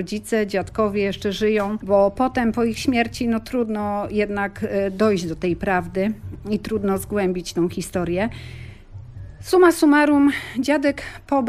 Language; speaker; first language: Polish; native; Polish